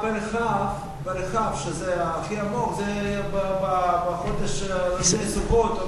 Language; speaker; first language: Hebrew; non-native, learner; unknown